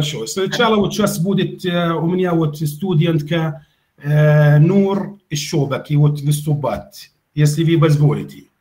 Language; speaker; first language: Russian; non-native, fluent; Arabic